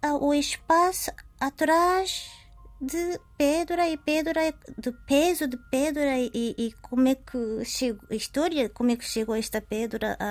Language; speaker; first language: Portuguese; non-native, learner; Japanese